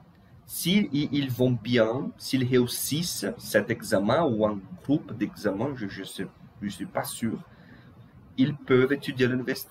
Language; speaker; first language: French; non-native, fluent; Portuguese